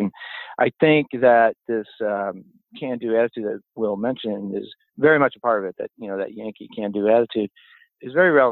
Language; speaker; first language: English; native; English